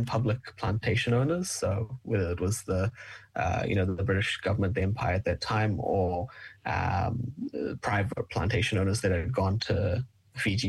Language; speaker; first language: English; native; English